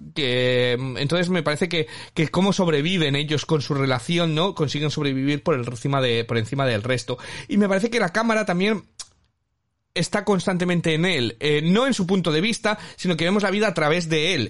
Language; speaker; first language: Spanish; native; Spanish